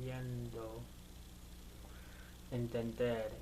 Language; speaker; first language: Spanish; non-native, learner; English